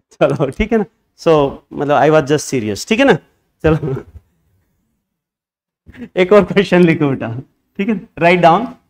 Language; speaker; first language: Hindi; native; Hindi